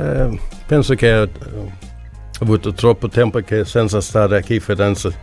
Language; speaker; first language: Italian; non-native, learner; Swedish